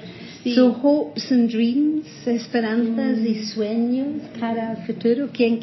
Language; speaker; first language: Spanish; non-native, fluent; English